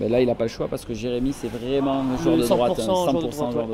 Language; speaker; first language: French; native; French